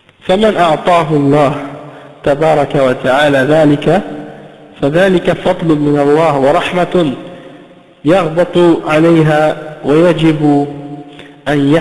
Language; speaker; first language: Arabic; non-native, fluent; French